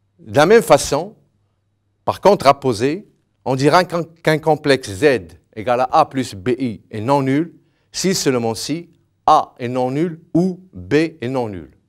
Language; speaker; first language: French; non-native, local second language; Arabic